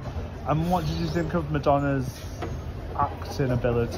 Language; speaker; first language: English; native; English